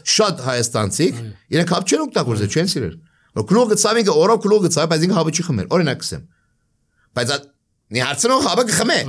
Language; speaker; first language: Armenian; early bilingual, heritage; Armenian